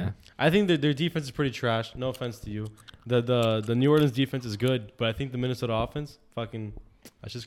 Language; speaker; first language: English; native; English